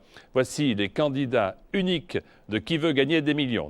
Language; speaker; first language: French; native; French